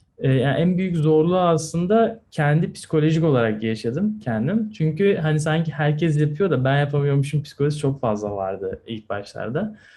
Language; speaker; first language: Turkish; native; Turkish